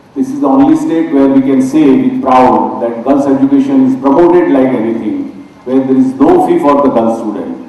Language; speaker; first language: English; non-native, local second language; Gujarati